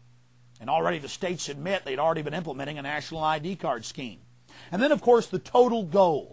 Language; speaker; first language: English; native; English